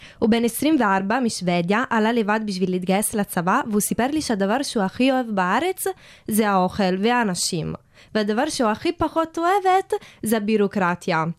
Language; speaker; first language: Hebrew; non-native, fluent; Italian